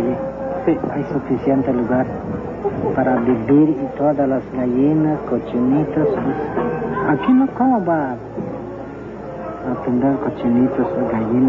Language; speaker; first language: Spanish; non-native, local second language; Yucateco